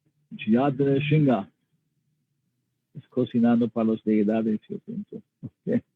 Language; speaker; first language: Spanish; non-native, learner; English